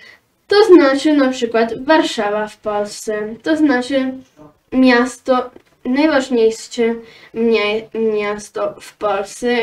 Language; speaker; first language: Polish; early bilingual, heritage; Polish